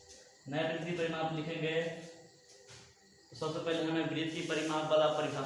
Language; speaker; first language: Hindi; native; Hindi